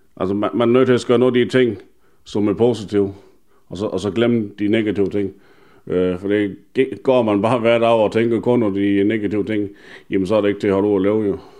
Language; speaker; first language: Danish; native; Danish